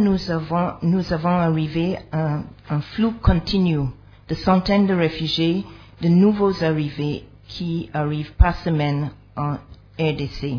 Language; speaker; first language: French; non-native, fluent; English